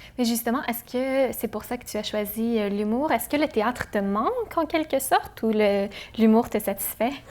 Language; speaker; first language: French; native; French